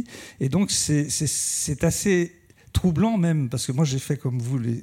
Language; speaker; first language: French; native; French